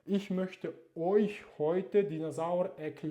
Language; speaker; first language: German; non-native, fluent; Uzbek